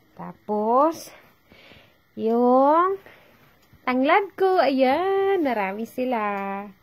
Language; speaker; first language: Filipino; non-native, local second language; Cebuano